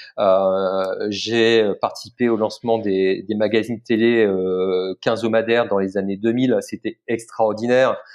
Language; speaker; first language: French; native; French